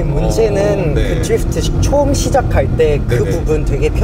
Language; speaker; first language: Korean; non-native, learner; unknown